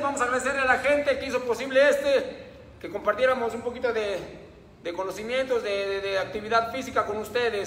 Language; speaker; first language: Spanish; native; Spanish